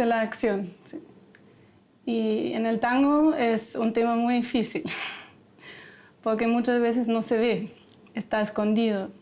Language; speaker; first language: Spanish; non-native, fluent; German